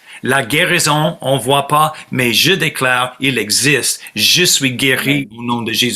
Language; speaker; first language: French; non-native, fluent; English